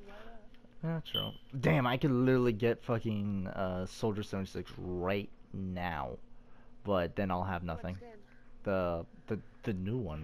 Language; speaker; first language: English; native; English